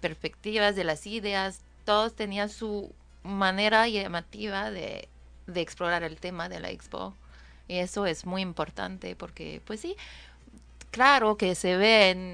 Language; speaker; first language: Spanish; non-native, fluent; French